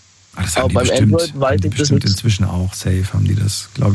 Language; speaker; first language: German; native; German